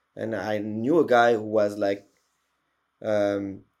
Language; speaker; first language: English; non-native, fluent; French